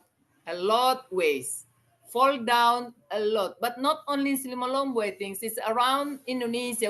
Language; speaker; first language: English; non-native, learner; Indonesian